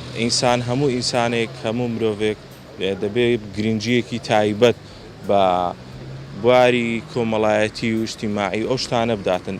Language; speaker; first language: Central Kurdish; native; Central Kurdish